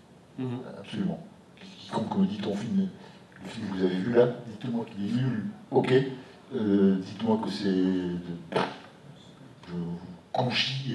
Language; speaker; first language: French; native; French